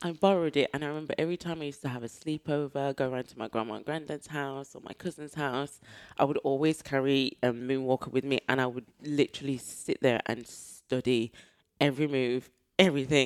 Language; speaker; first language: English; native; English